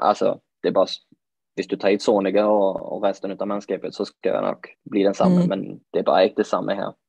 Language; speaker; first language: Swedish; native; Swedish